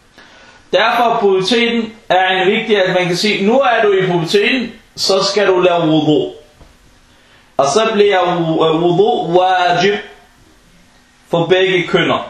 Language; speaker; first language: Danish; non-native, fluent; Arabic